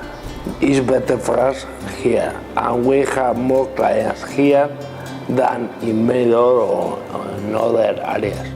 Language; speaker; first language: English; non-native, learner; Spanish